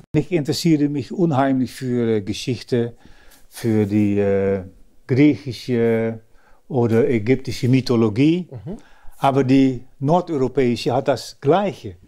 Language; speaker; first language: German; early bilingual, other home language; Dutch